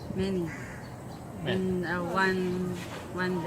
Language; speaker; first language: English; non-native, local second language; Filipino